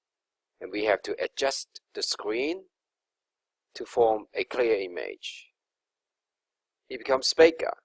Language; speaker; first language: English; non-native, local second language; Cantonese